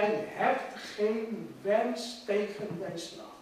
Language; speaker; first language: Dutch; non-native, fluent; Urdu